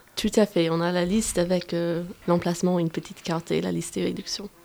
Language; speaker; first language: French; non-native, fluent; English